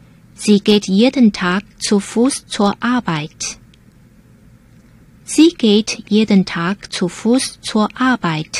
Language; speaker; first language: German; non-native, fluent; Chinese